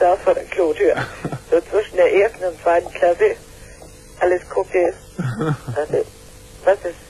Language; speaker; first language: German; native; German